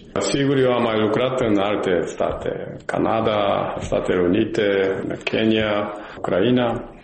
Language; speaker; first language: Romanian; non-native, fluent; Japanese